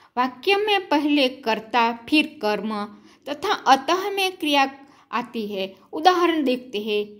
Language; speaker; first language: Hindi; non-native, local second language; Gujarati